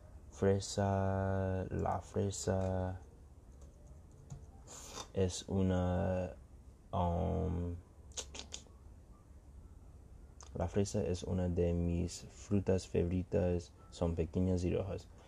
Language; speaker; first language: Spanish; non-native, learner; English